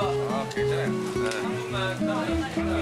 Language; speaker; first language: Korean; non-native, learner; Japanese